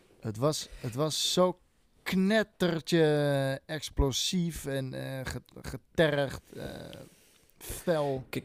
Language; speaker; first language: Dutch; native; Dutch